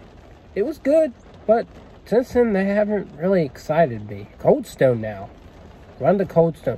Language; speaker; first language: English; native; English